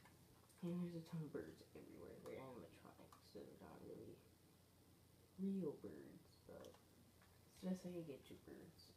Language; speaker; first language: English; native; English